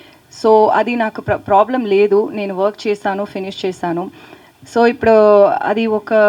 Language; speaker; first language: Telugu; non-native, learner; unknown